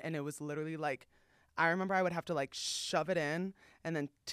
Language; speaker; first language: English; native; English